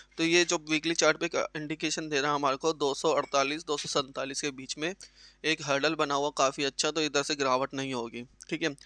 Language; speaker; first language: Hindi; native; Hindi